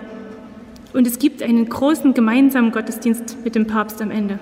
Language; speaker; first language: German; native; German